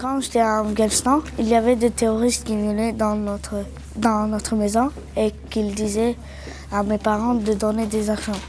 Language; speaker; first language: French; non-native, learner; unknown